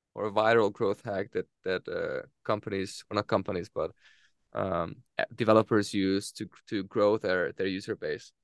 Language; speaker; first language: English; non-native, fluent; Hungarian